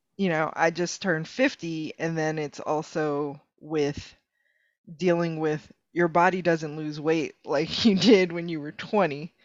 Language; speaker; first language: English; early bilingual, other home language; Spanish